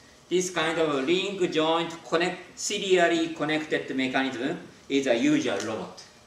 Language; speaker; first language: English; non-native, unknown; Japanese